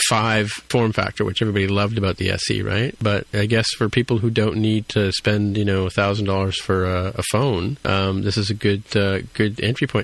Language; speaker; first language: English; native; English